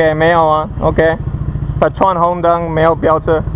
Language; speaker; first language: Chinese; non-native, fluent; English